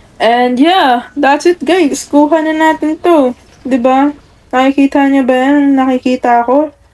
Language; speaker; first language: Filipino; native; Filipino